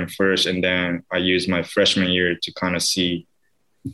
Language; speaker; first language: English; non-native, fluent; Japanese